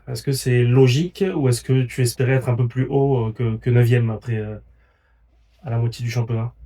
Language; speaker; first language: French; native; French